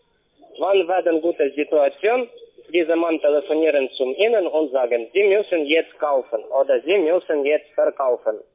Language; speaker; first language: German; non-native, learner; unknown